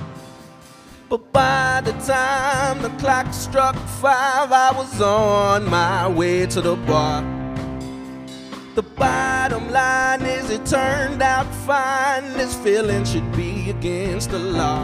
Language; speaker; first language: English; native; English